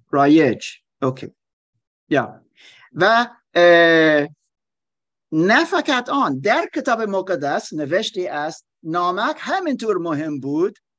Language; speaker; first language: Persian; non-native, learner; German